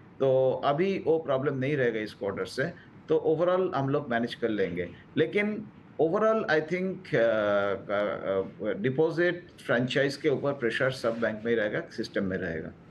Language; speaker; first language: Hindi; non-native, local second language; Bangla